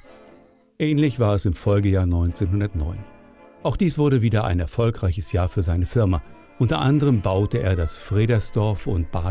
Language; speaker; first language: German; native; German